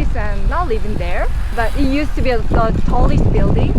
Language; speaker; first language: English; non-native, fluent; Korean